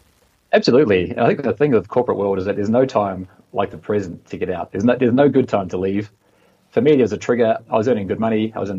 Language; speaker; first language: English; native; English